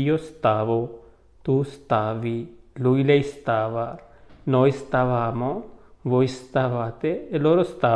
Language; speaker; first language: Italian; non-native, fluent; Urdu